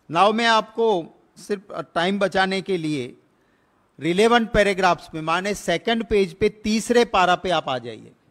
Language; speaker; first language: Hindi; non-native, local second language; Gujarati